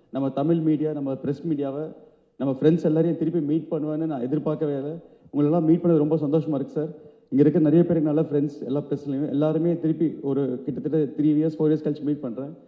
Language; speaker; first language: Tamil; native; Tamil